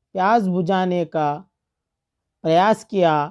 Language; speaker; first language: Hindi; non-native, local second language; Telugu